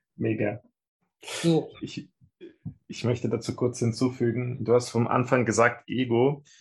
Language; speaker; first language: German; early bilingual, other home language; Russian